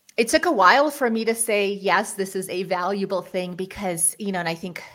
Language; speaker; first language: English; early bilingual, other home language; Ukrainian